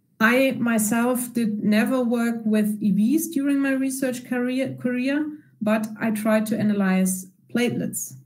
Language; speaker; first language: English; non-native, fluent; German